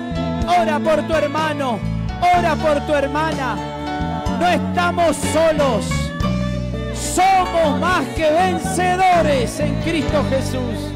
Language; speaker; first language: Spanish; native; Spanish